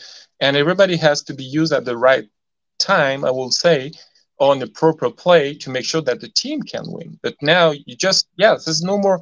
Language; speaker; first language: English; non-native, fluent; French